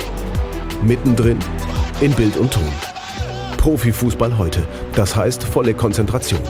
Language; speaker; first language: German; native; German